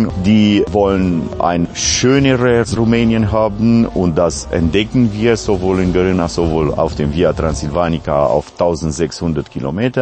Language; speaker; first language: German; non-native, fluent; Romanian